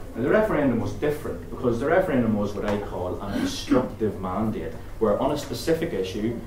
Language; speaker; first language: English; native; English